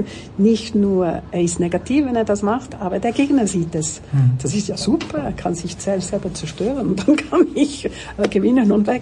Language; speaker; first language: German; non-native, local second language; French